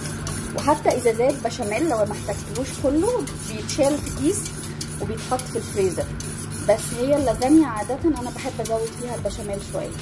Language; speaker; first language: Arabic; native; Arabic